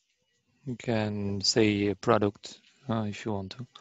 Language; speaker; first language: English; non-native, learner; Arabic